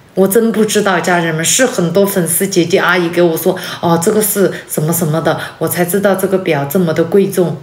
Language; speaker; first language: Chinese; non-native, local second language; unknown